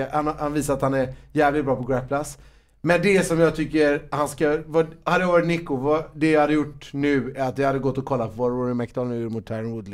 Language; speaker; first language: Swedish; native; Swedish